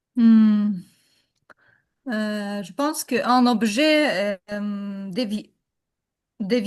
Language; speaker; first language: French; non-native, learner; Ukrainian